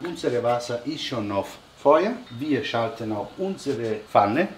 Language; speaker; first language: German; non-native, learner; Italian